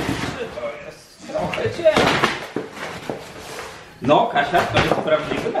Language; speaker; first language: Polish; native; Polish